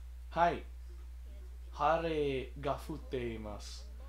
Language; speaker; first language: Japanese; non-native, learner; English